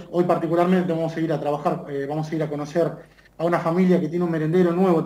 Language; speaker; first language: Spanish; native; Spanish